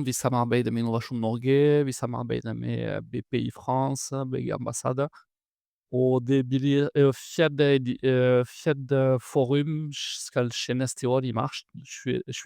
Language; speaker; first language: Norwegian; non-native, fluent; French